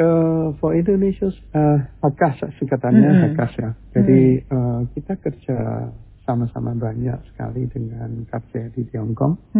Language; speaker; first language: Indonesian; early bilingual, heritage; Chinese